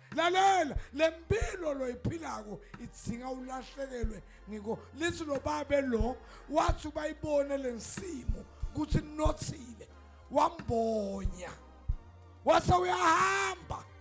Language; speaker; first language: Zulu; non-native, local second language; Swati